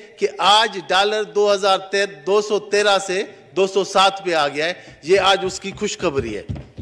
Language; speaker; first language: Urdu; non-native, local second language; Sindhi